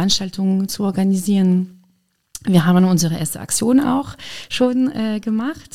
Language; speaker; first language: German; non-native, fluent; French